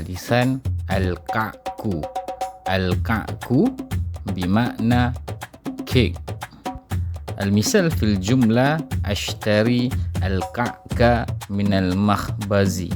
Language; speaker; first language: Arabic; non-native, fluent; Malay